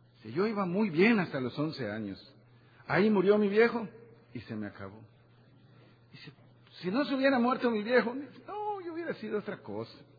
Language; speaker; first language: Spanish; native; Spanish